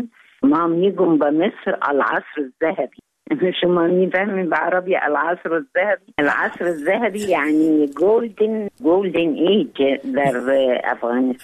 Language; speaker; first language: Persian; non-native, learner; Arabic